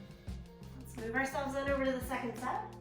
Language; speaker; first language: English; native; English